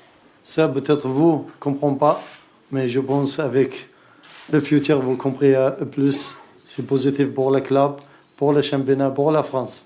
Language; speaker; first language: French; non-native, learner; Arabic